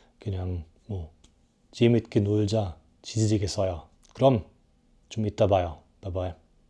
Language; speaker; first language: Korean; non-native, fluent; German